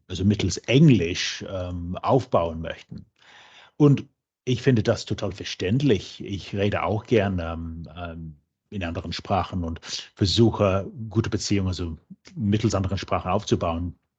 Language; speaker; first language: German; non-native, fluent; English